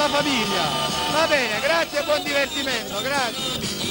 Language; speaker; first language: Italian; native; Italian